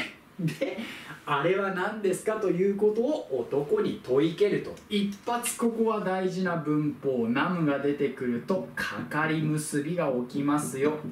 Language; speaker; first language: Japanese; native; Japanese